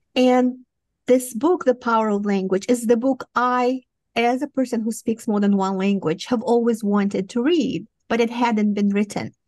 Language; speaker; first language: English; non-native, fluent; Romanian